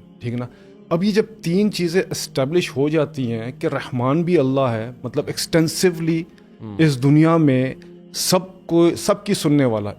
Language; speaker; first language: Urdu; native; Urdu